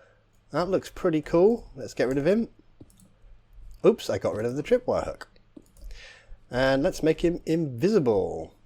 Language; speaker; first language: English; native; English